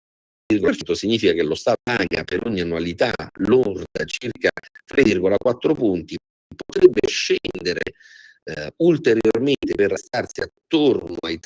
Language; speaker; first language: Italian; native; Italian